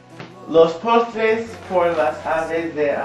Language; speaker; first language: Spanish; non-native, learner; English